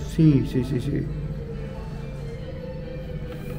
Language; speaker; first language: Spanish; non-native, learner; Portuguese